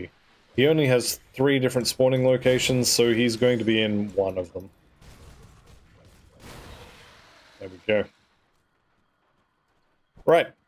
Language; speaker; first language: English; native; English